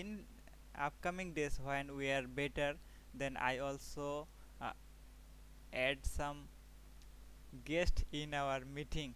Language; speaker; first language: English; non-native, learner; Bangla